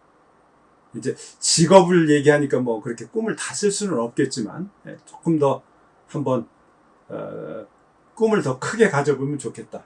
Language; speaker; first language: Korean; native; Korean